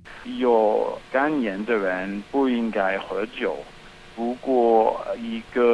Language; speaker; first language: Chinese; non-native, fluent; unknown